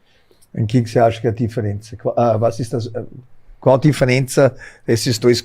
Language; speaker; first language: Portuguese; non-native, fluent; German